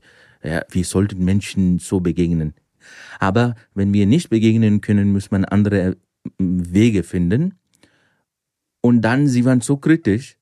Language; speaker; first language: German; non-native, fluent; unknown